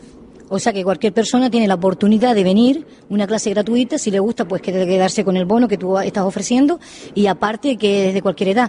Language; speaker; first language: Spanish; native; Spanish